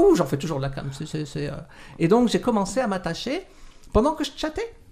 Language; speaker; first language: French; native; French